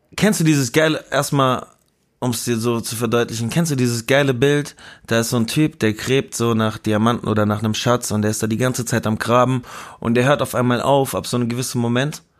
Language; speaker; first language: German; early bilingual, other home language; Spanish